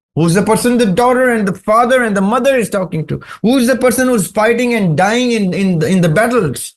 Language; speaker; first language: English; non-native, local second language; Urdu